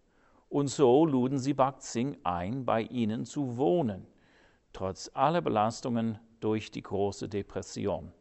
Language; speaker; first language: German; non-native, fluent; English